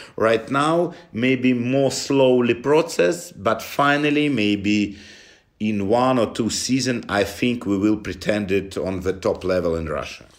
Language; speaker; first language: English; non-native, learner; Russian